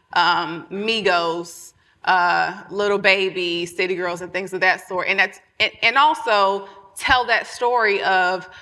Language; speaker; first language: English; native; English